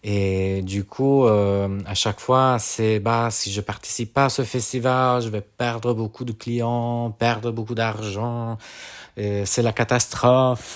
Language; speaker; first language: French; non-native, fluent; Italian